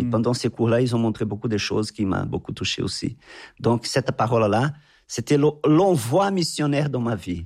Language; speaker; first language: French; non-native, fluent; Portuguese